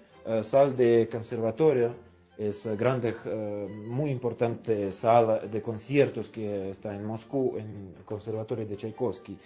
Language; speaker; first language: Spanish; non-native, fluent; Russian